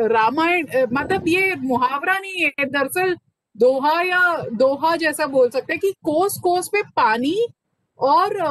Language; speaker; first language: Hindi; non-native, local second language; Bhojpuri